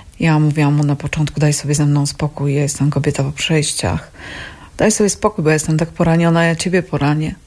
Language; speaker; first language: Polish; native; Polish